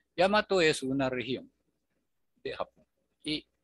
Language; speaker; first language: Spanish; non-native, fluent; Japanese